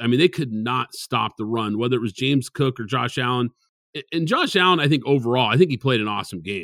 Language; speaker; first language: English; native; English